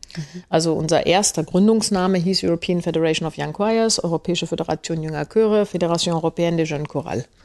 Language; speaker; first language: German; native; German